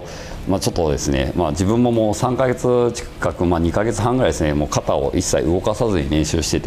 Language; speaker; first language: Japanese; native; Japanese